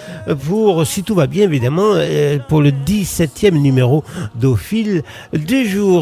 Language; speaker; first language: French; native; French